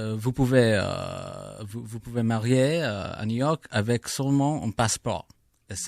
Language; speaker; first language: French; non-native, learner; English